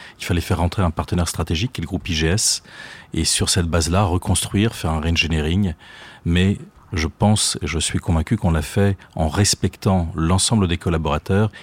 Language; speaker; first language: French; native; French